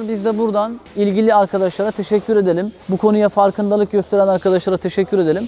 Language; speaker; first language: Turkish; native; Turkish